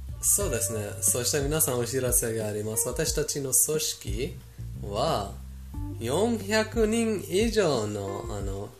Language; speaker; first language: Japanese; non-native, fluent; Persian